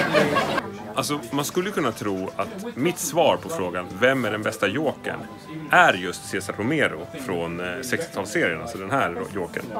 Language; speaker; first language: Swedish; native; Swedish